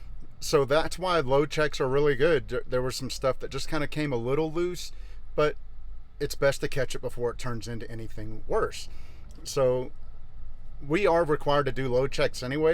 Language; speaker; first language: English; native; English